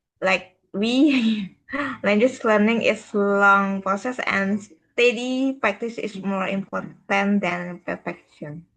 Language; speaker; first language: English; non-native, learner; Indonesian